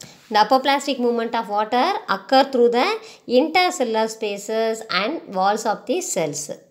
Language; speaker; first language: English; non-native, local second language; Tamil